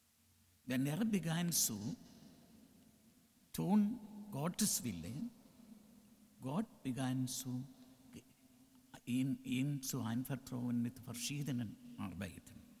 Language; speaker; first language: German; non-native, learner; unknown